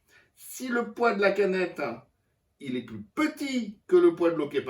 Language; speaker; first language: French; native; French